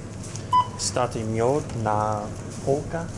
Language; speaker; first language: Russian; non-native, learner; English